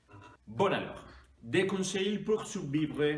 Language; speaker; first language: French; non-native, learner; Spanish